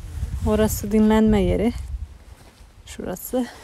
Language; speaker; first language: Turkish; non-native, fluent; Slovenian